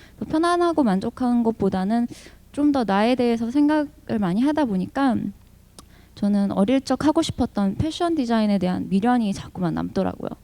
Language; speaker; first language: Korean; early bilingual, heritage; Korean